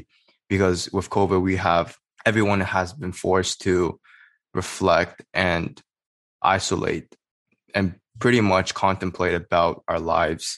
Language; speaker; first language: English; native; English